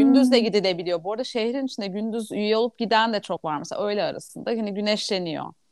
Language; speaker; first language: Turkish; native; Turkish